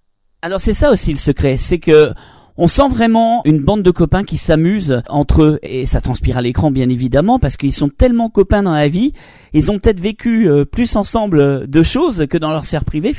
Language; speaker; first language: French; native; French